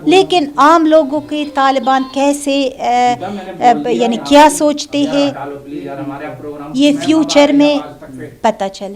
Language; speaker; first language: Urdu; non-native, fluent; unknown